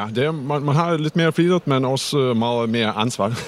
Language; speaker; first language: Danish; non-native, fluent; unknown